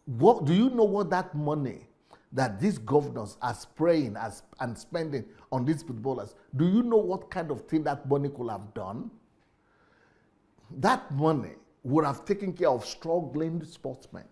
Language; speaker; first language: English; non-native, local second language; Yoruba